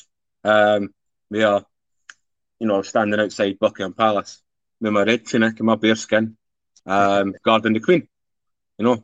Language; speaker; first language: English; native; English